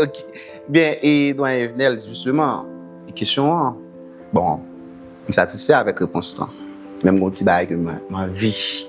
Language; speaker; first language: Haitian Creole; native; Haitian Creole